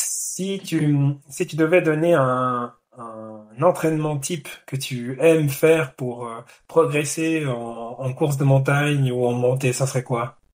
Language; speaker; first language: French; native; French